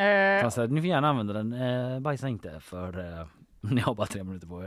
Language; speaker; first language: Swedish; native; Swedish